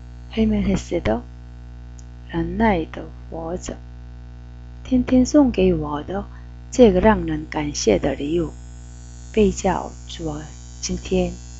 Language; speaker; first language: Chinese; non-native, fluent; Korean